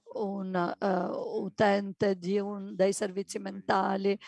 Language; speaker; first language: Italian; non-native, fluent; Dutch